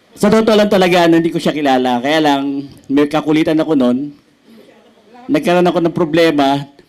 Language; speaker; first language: Filipino; native; Filipino